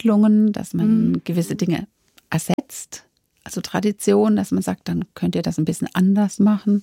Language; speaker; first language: German; native; German